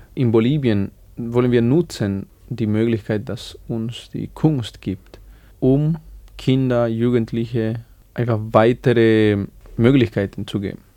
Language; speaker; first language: German; non-native, learner; Spanish